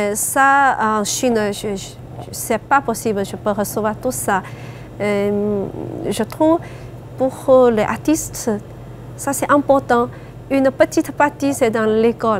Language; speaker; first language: French; non-native, learner; Chinese